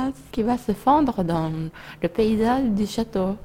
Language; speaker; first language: French; non-native, fluent; Japanese